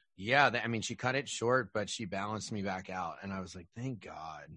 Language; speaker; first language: English; native; English